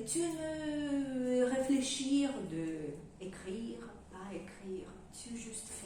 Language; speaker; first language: French; non-native, learner; Russian